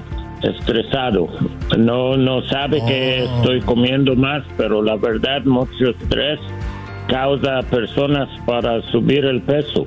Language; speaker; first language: Spanish; non-native, learner; English